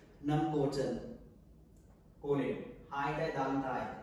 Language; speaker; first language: Vietnamese; non-native, learner; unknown